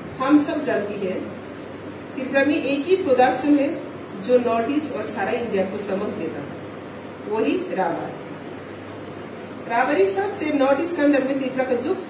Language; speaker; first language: Hindi; non-native, local second language; Kok Borok